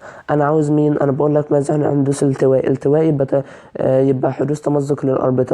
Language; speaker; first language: Arabic; native; Arabic